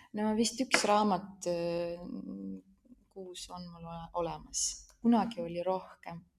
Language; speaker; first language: Estonian; non-native, local second language; Russian